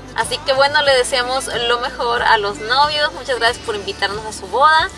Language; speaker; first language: Spanish; native; Spanish